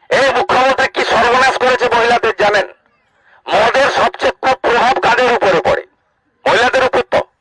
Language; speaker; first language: Bangla; native; Bangla